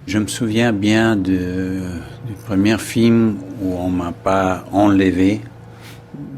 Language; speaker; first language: French; non-native, fluent; English